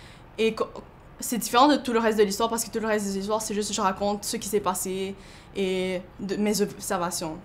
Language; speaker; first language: French; early bilingual, other home language; Chinese